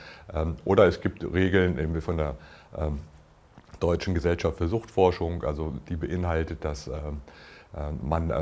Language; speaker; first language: German; native; German